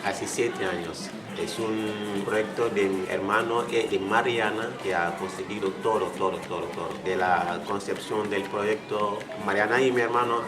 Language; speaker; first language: Spanish; non-native, fluent; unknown